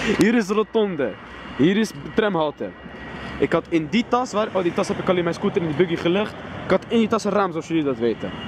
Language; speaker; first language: Dutch; early bilingual, other home language; Riffian